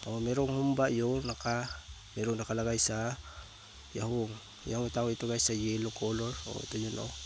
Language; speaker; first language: Filipino; non-native, local second language; Cebuano